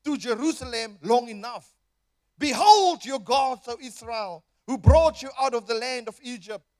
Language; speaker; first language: English; non-native, local second language; Afrikaans